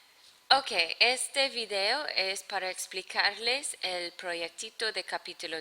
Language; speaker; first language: Spanish; non-native, fluent; English